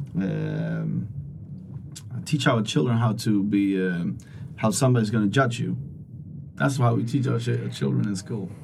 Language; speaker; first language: English; non-native, fluent; Swedish